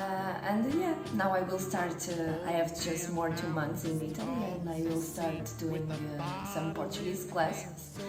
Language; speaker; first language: English; non-native, fluent; Portuguese